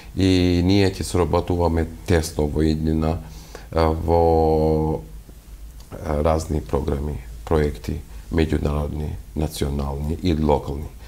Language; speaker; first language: Macedonian; non-native, local second language; Albanian